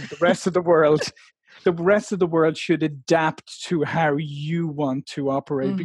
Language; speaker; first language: English; native; English